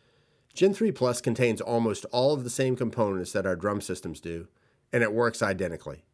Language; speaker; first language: English; native; English